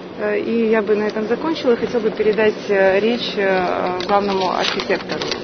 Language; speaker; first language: Russian; native; Russian